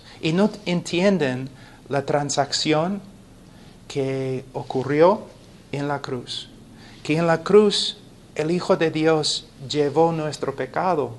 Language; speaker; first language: Spanish; non-native, fluent; English